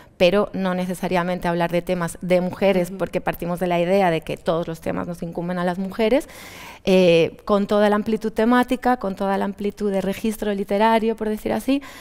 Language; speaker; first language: Spanish; native; Spanish